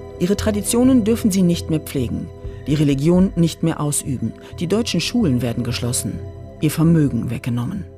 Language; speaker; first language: German; native; German